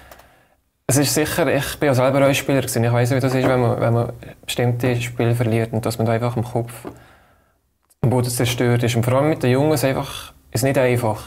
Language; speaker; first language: German; native; German